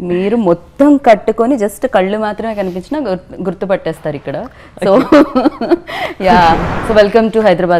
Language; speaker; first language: Telugu; native; Telugu